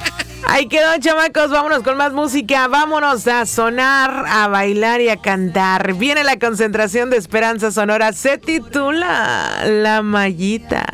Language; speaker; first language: Spanish; native; Spanish